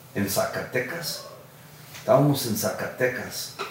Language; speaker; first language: Spanish; early bilingual, heritage; Spanish